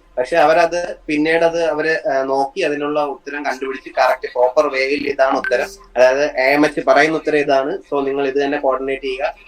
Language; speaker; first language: Malayalam; native; Malayalam